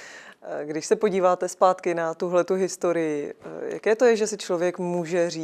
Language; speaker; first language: Czech; native; Czech